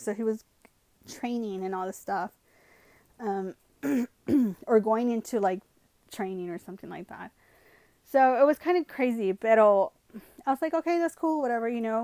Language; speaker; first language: English; early bilingual, other home language; Spanish